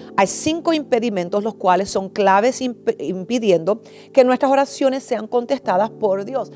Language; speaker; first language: Spanish; early bilingual, heritage; English